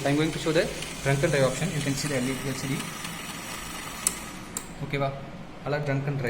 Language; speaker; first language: English; non-native, local second language; Tamil